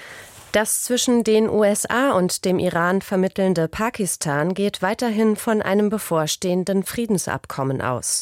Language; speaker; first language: German; native; German